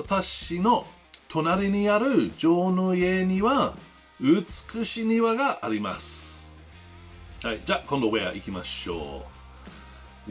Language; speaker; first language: Japanese; non-native, learner; English